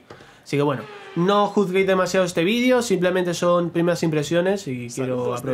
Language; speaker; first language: Spanish; native; Spanish